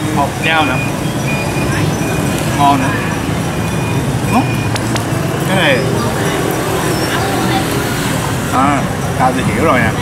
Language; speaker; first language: Vietnamese; non-native, learner; Japanese